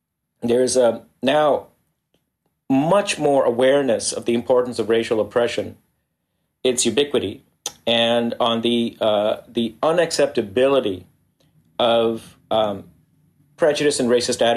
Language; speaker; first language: English; non-native, local second language; Hindi